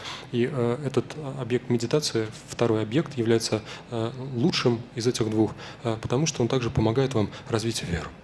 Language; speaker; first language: Russian; native; Russian